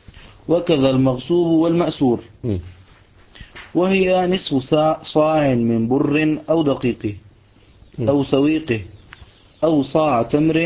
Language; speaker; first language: Arabic; native; Arabic